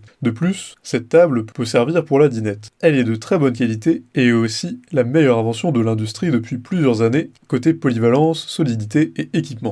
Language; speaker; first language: French; native; French